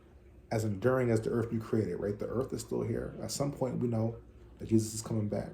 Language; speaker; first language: English; native; English